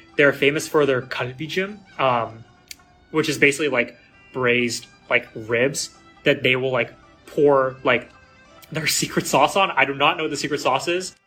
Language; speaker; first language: English; native; English